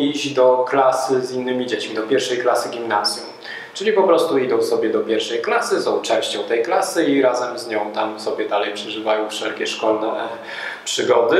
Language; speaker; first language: Polish; native; Polish